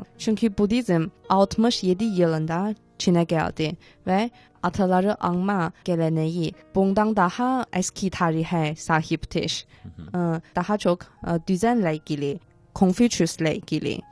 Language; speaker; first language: Turkish; non-native, fluent; Chinese